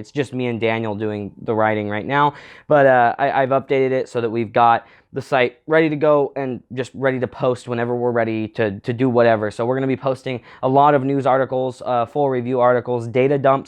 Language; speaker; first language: English; native; English